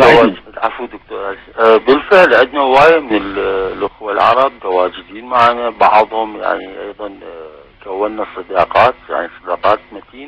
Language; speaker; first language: Arabic; native; Arabic